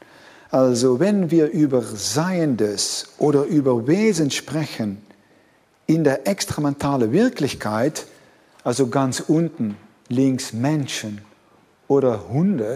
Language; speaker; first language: German; non-native, fluent; Dutch